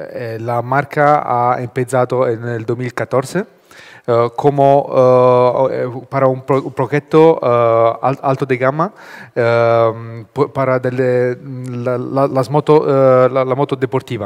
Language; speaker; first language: Spanish; non-native, learner; Italian